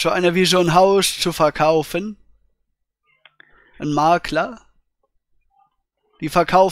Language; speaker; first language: German; native; German